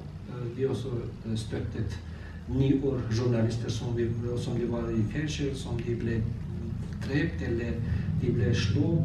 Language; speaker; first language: Norwegian; non-native, learner; Azerbaijani